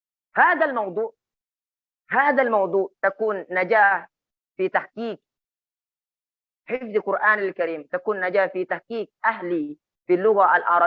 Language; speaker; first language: Arabic; non-native, fluent; Indonesian